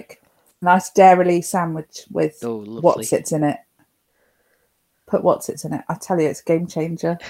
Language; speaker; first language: English; native; English